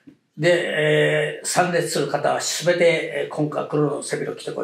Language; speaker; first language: Japanese; native; Japanese